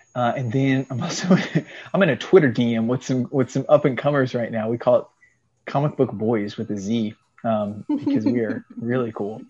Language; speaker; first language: English; native; English